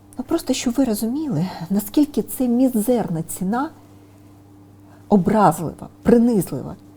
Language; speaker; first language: Ukrainian; non-native, local second language; Russian